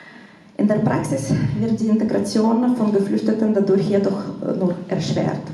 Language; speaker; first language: German; non-native, fluent; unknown